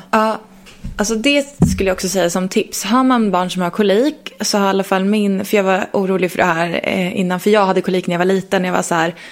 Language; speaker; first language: Swedish; native; Swedish